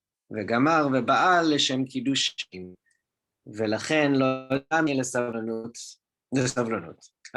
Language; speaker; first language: Hebrew; non-native, fluent; English